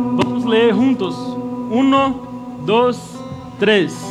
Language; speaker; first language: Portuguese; non-native, learner; Spanish